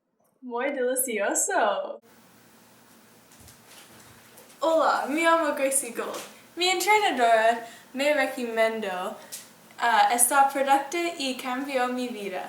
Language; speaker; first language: Spanish; non-native, learner; English